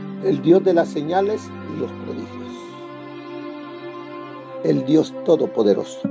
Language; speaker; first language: Spanish; native; Spanish